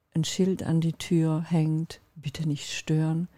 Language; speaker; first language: German; non-native, fluent; Turkish